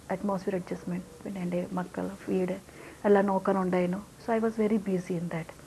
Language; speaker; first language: Malayalam; non-native, local second language; Hindi